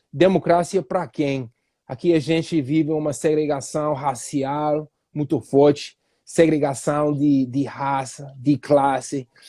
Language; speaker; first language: Portuguese; non-native, fluent; English